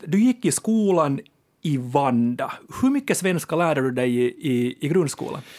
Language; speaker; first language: Swedish; native; Swedish